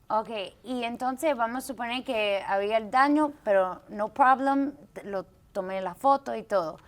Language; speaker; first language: Spanish; early bilingual, heritage; Spanish